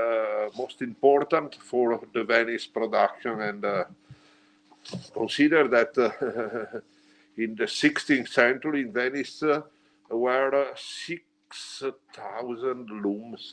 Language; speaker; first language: English; non-native, learner; Italian